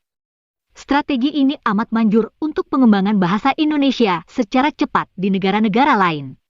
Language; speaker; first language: Indonesian; native; Indonesian